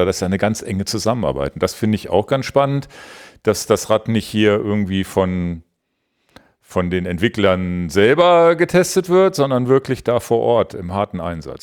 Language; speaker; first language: German; native; German